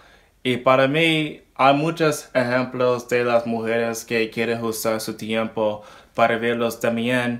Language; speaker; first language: Spanish; non-native, learner; English